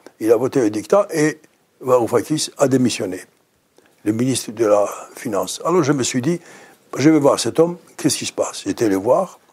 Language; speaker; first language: French; non-native, fluent; Greek